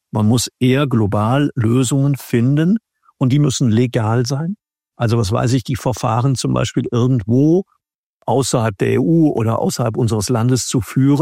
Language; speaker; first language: German; native; German